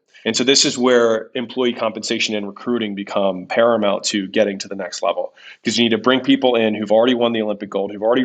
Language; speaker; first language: English; native; English